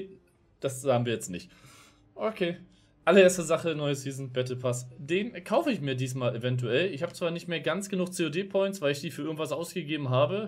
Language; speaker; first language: German; native; German